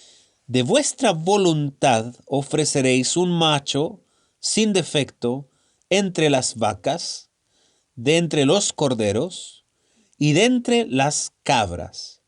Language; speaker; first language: Spanish; native; Spanish